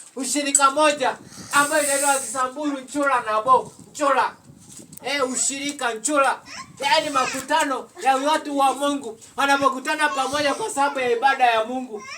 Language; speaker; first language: Swahili; non-native, local second language; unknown